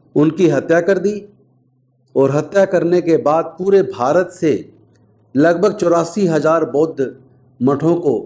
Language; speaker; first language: Hindi; native; Hindi